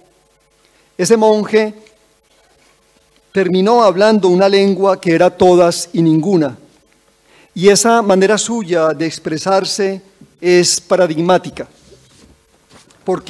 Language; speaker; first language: Spanish; native; Spanish